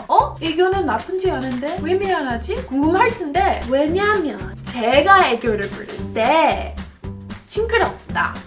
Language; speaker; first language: Korean; non-native, fluent; English